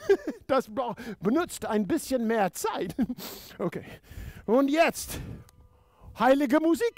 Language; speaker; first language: German; non-native, fluent; English